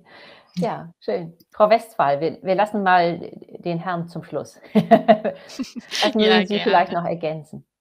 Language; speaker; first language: German; native; German